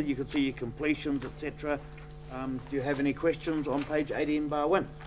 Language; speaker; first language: English; native; English